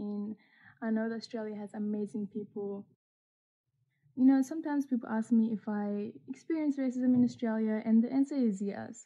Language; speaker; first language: English; early bilingual, other home language; Persian